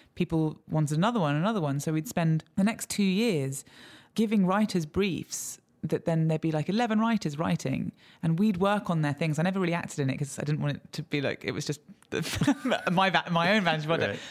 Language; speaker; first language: English; native; English